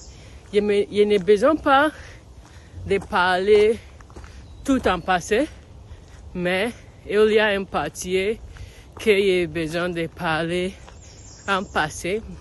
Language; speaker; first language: French; non-native, learner; English